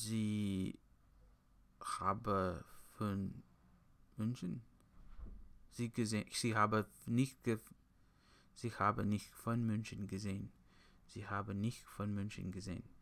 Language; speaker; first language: German; non-native, learner; English